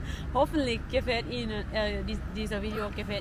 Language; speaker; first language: German; non-native, learner; Thai